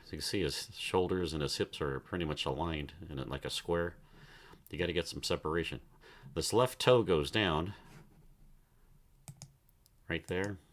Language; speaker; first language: English; native; English